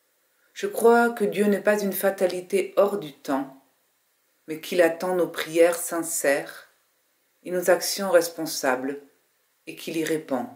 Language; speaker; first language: French; native; French